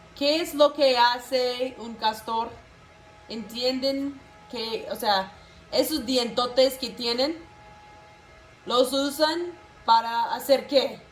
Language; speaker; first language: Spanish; non-native, local second language; English